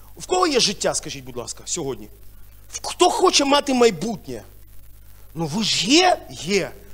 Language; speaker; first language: Ukrainian; non-native, local second language; Russian